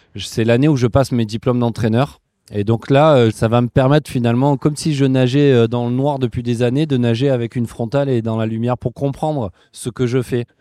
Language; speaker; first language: French; native; French